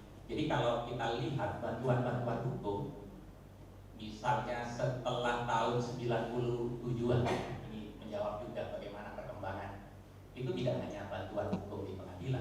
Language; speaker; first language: Indonesian; native; Indonesian